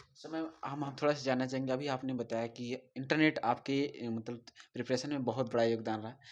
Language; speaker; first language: Hindi; native; Hindi